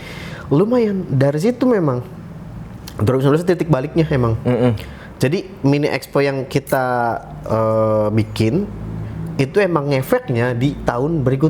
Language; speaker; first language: Indonesian; native; Indonesian